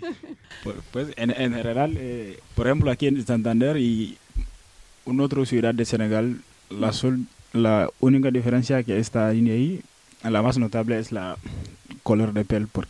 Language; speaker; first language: Spanish; non-native, learner; Wolof